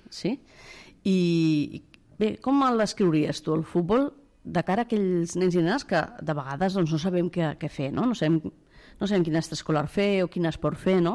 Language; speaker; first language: Catalan; native; Catalan